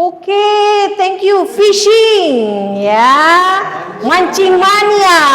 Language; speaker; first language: English; non-native, fluent; Indonesian